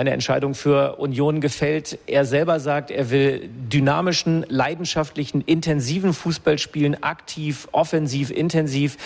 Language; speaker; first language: German; native; German